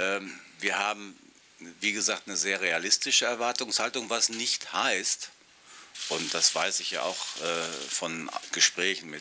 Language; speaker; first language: German; native; German